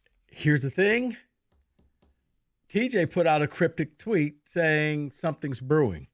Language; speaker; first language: English; native; English